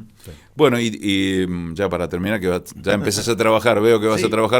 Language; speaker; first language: Spanish; native; Spanish